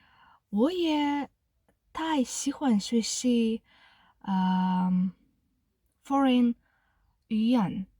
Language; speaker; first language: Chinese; non-native, learner; Kazakh